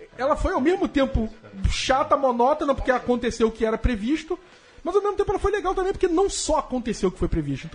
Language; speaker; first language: Portuguese; native; Portuguese